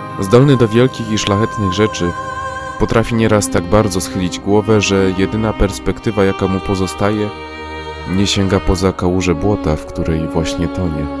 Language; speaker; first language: Polish; native; Polish